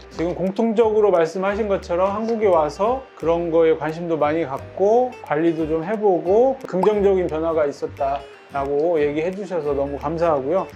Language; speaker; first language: Korean; native; Korean